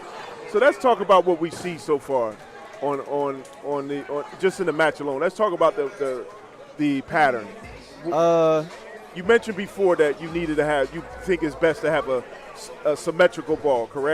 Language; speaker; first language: English; native; English